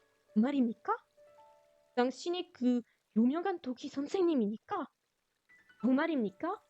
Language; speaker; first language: Korean; non-native, fluent; French